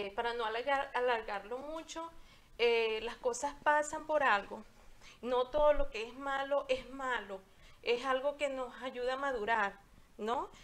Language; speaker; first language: Spanish; native; Spanish